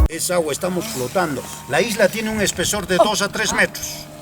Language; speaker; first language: Spanish; native; Spanish